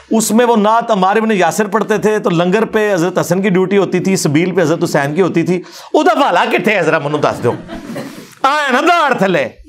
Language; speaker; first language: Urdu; non-native, local second language; Punjabi